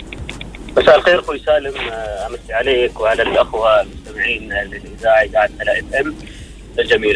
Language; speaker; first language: Arabic; native; Arabic